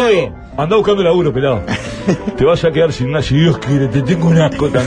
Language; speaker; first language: Spanish; native; Spanish